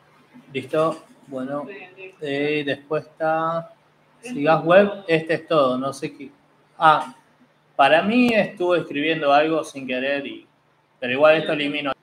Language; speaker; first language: Spanish; native; Spanish